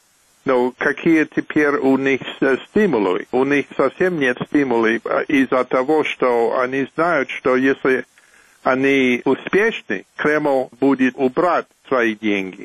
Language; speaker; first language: Russian; non-native, fluent; English